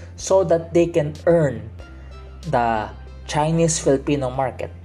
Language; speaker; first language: English; non-native, local second language; Filipino